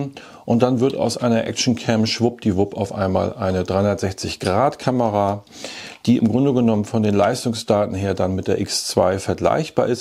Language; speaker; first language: German; native; German